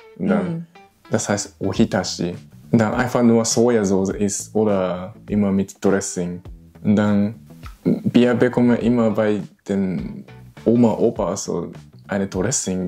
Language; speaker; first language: German; non-native, learner; Japanese